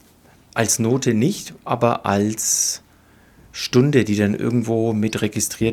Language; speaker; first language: German; native; German